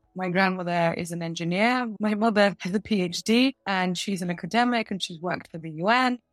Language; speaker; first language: English; early bilingual, other home language; Russian